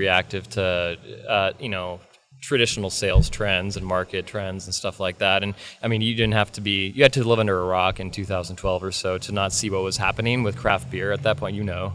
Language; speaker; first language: English; native; English